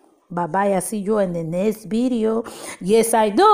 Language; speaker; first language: English; non-native, learner; Spanish